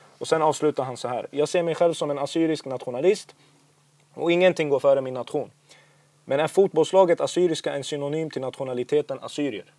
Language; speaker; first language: Swedish; early bilingual, other home language; Assyrian Neo-Aramaic